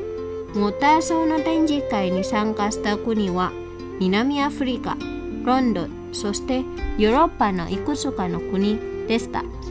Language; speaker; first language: Japanese; non-native, fluent; Indonesian